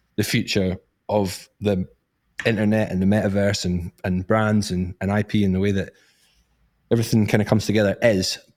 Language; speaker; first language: English; native; English